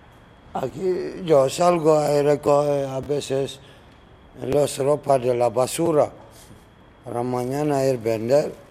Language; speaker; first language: Spanish; non-native, learner; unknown